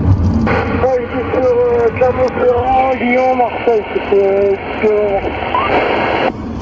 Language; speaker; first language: French; native; French